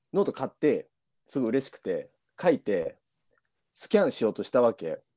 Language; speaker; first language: Japanese; native; Japanese